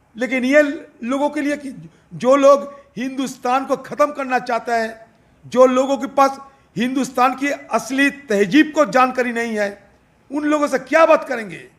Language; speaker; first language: Hindi; non-native, local second language; Bangla